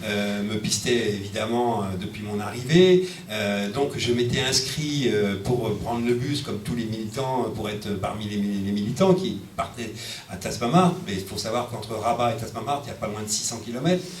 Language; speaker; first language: French; native; French